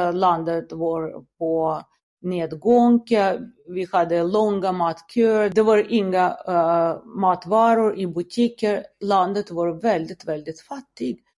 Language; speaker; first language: Swedish; non-native, fluent; Russian